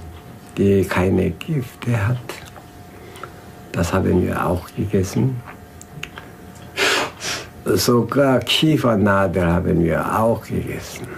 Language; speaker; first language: German; non-native, fluent; Korean